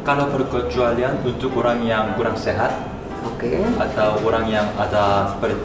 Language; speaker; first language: Indonesian; non-native, fluent; Korean